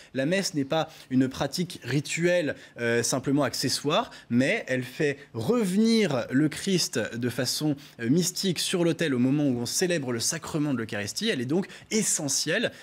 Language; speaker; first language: French; native; French